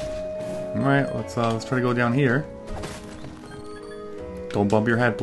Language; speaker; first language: English; native; English